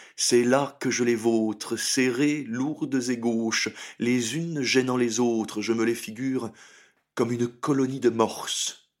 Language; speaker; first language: French; native; French